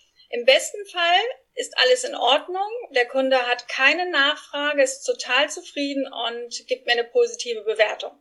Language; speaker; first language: German; non-native, fluent; Spanish